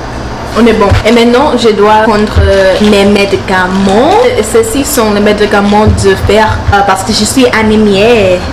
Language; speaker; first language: French; non-native, learner; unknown